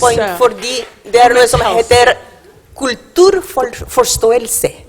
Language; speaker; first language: Norwegian; non-native, learner; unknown